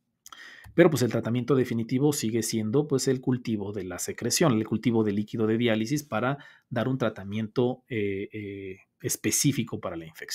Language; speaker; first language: Spanish; native; Spanish